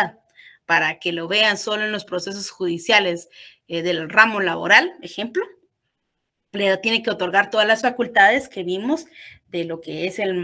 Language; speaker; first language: Spanish; native; Spanish